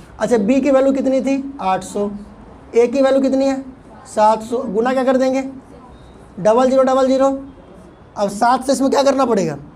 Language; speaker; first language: Hindi; native; Hindi